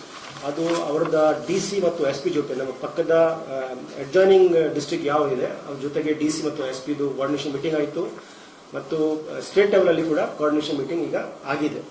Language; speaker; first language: Kannada; non-native, fluent; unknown